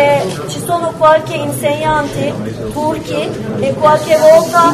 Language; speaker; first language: Italian; non-native, fluent; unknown